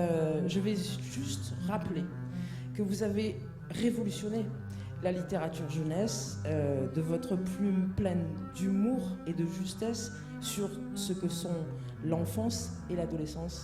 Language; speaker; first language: French; native; French